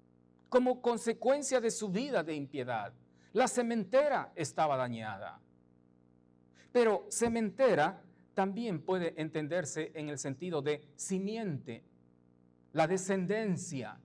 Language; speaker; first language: Spanish; native; Spanish